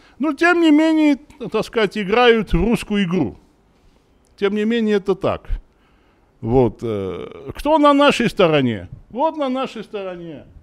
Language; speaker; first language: Russian; non-native, local second language; Armenian